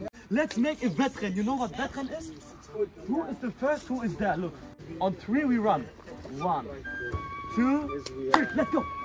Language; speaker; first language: English; non-native, learner; German